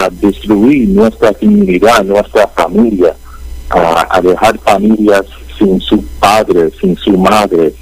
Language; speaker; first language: Spanish; early bilingual, heritage; Spanish